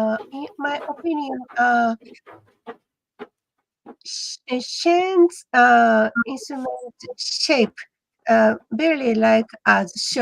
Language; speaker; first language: English; non-native, learner; Japanese